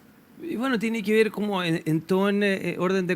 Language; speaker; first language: Spanish; native; Spanish